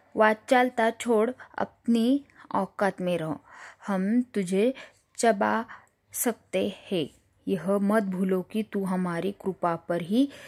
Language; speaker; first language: Hindi; non-native, local second language; Marathi